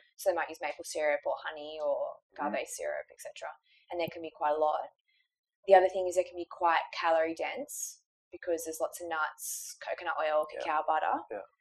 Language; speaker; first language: English; native; English